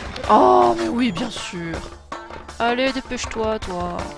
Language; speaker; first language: French; native; French